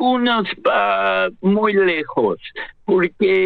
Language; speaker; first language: Spanish; non-native, fluent; English